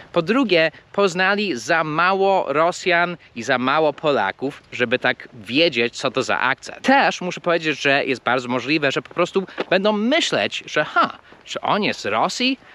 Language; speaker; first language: Polish; early bilingual, heritage; Polish